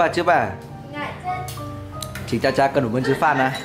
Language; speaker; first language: Chinese; non-native, fluent; Vietnamese